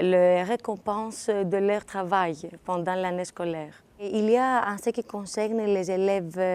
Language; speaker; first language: French; non-native, fluent; Greek